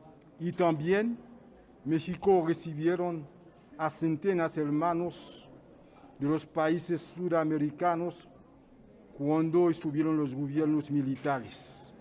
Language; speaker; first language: Spanish; non-native, fluent; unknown